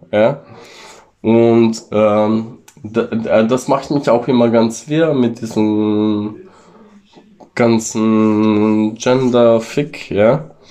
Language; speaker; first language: German; non-native, local second language; Ladin